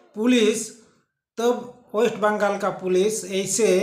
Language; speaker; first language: Hindi; non-native, local second language; Santali